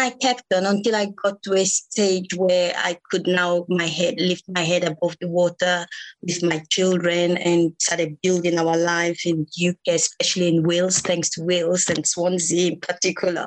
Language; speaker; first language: English; non-native, local second language; Igbo